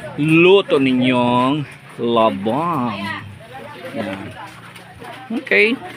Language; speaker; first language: Filipino; non-native, local second language; Iloko